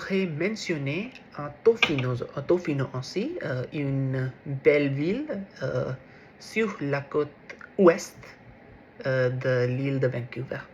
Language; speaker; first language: French; non-native, learner; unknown